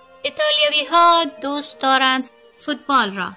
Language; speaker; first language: Persian; native; Persian